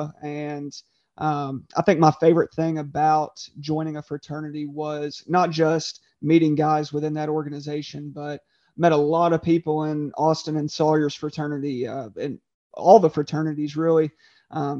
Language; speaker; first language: English; native; English